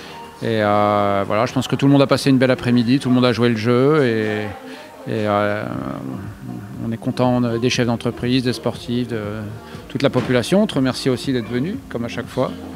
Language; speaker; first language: French; native; French